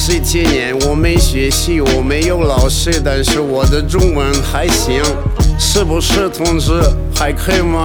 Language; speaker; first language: Chinese; non-native, learner; Russian